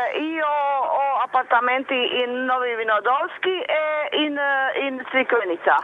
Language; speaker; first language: Italian; non-native, learner; Croatian